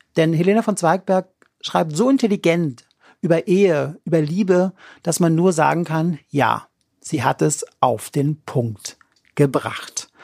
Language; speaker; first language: German; native; German